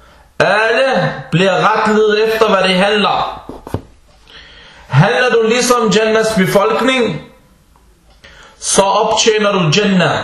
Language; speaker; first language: Danish; early bilingual, other home language; Arabic